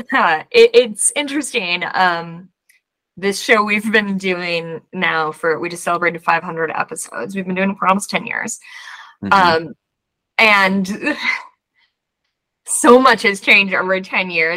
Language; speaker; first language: English; native; English